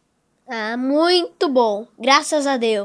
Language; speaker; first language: Portuguese; non-native, local second language; English